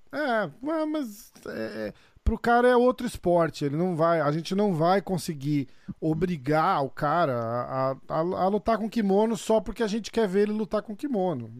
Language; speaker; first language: Portuguese; native; Portuguese